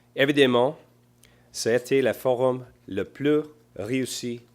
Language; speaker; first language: French; non-native, local second language; English